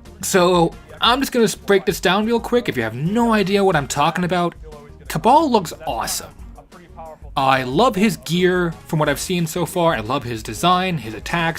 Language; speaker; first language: English; native; English